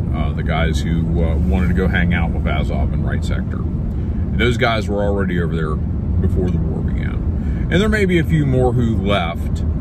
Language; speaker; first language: English; native; English